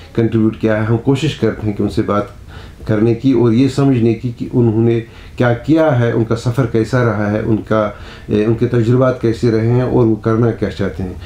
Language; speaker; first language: Urdu; non-native, local second language; Kashmiri